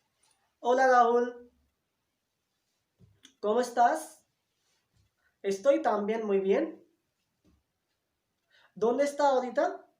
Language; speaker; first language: Spanish; non-native, learner; Hindi